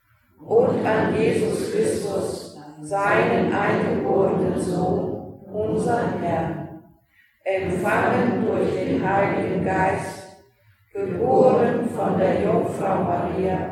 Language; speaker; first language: German; native; German